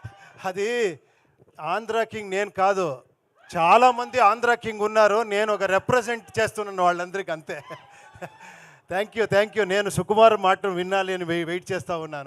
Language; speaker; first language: Telugu; non-native, local second language; Kannada